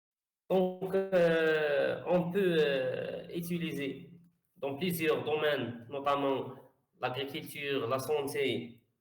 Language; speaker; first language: French; non-native, fluent; Arabic